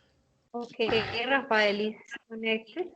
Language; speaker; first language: English; non-native, fluent; Spanish